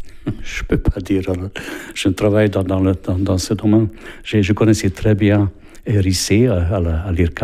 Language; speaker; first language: French; non-native, fluent; Hungarian